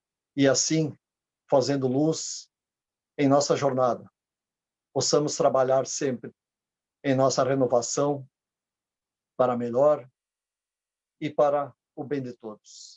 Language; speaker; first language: Portuguese; native; Portuguese